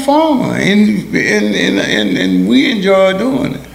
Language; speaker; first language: English; early bilingual, other home language; Haitian Creole